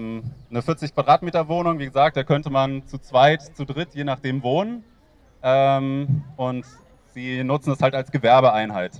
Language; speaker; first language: German; native; German